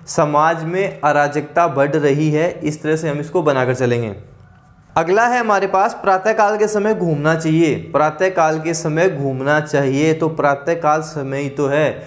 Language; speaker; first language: Hindi; native; Hindi